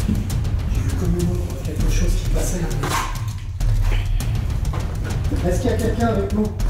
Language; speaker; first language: French; native; French